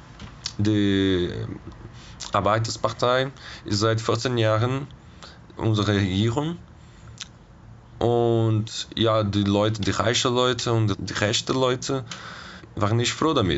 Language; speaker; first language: German; non-native, fluent; Portuguese